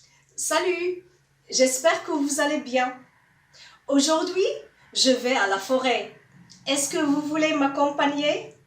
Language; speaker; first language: French; non-native, local second language; Arabic